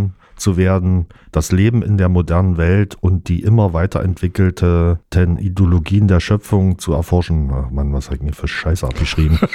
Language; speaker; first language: German; native; German